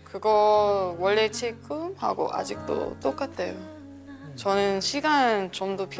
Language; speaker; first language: Korean; non-native, learner; English